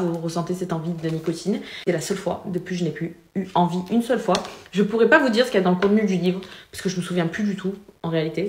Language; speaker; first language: French; native; French